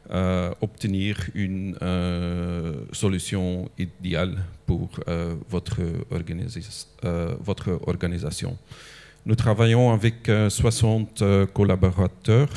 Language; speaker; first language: French; non-native, local second language; Dutch